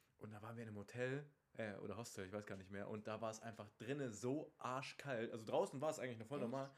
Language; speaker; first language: German; native; German